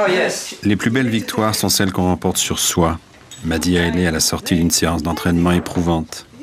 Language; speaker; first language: French; native; French